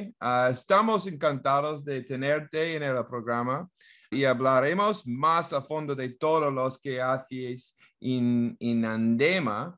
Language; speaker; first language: Spanish; non-native, learner; English